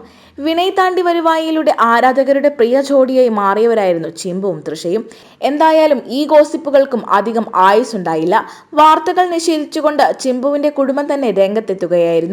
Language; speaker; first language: Malayalam; native; Malayalam